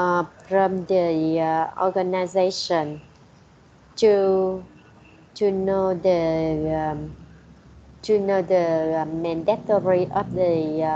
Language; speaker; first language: English; non-native, learner; Vietnamese